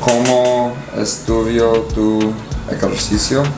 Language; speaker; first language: Spanish; non-native, learner; English